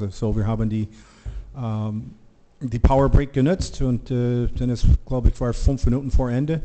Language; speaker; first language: German; non-native, learner; English